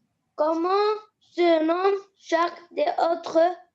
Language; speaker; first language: French; non-native, learner; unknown